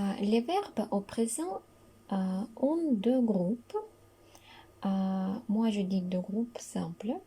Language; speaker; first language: French; non-native, fluent; Russian